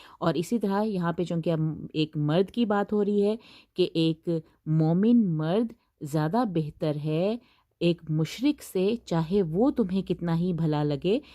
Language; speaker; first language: Urdu; native; Urdu